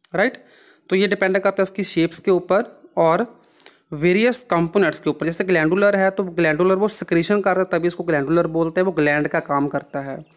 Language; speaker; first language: Hindi; non-native, local second language; Punjabi